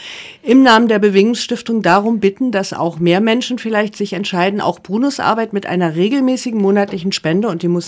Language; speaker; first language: German; native; German